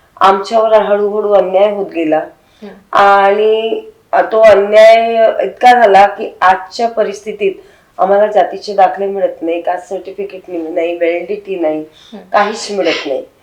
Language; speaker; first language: Marathi; non-native, local second language; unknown